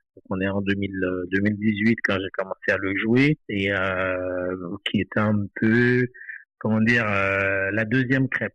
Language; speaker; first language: French; non-native, local second language; Haitian Creole